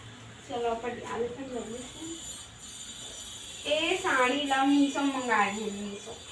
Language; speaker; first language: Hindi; non-native, local second language; Chhattisgarhi